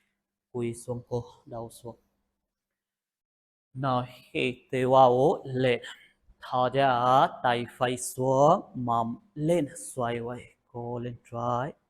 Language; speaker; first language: Vietnamese; non-native, learner; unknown